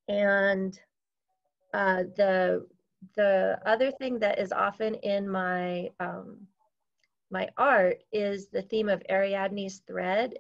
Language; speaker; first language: English; native; English